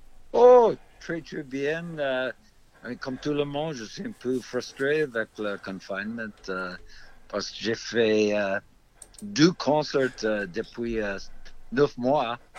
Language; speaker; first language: French; non-native, fluent; English